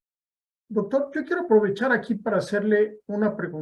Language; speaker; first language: Spanish; native; Spanish